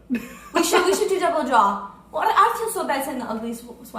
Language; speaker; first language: English; native; English